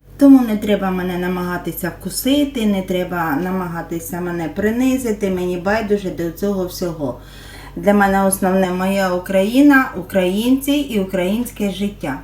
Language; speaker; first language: Ukrainian; non-native, local second language; Russian